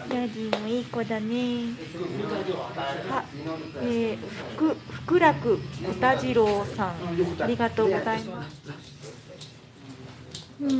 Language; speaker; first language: Japanese; native; Japanese